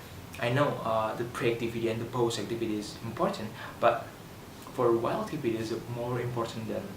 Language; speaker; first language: English; non-native, learner; Indonesian